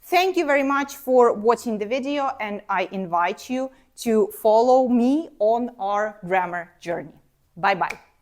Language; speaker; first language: English; non-native, fluent; Ukrainian